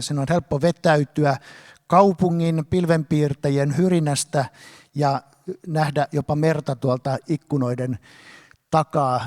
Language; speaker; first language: Finnish; native; Finnish